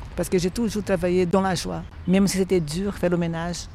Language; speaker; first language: French; non-native, fluent; Portuguese